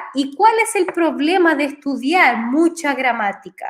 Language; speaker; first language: Spanish; non-native, fluent; Portuguese